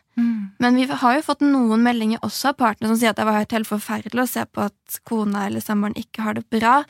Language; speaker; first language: Norwegian; native; Norwegian